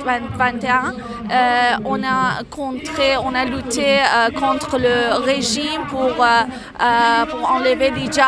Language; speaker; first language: French; non-native, fluent; Persian